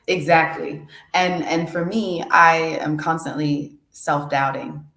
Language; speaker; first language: English; native; English